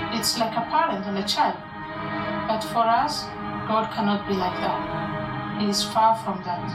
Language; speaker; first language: English; non-native, fluent; Somali